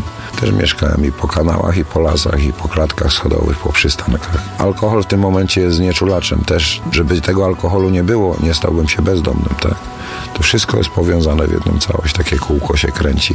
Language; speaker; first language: Polish; native; Polish